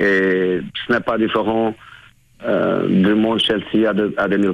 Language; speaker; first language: French; non-native, fluent; Portuguese